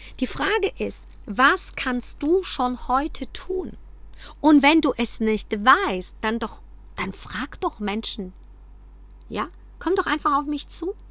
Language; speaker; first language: German; early bilingual, other home language; Polish